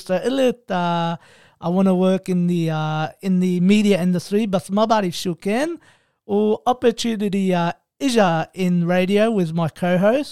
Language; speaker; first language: English; early bilingual, other home language; Arabic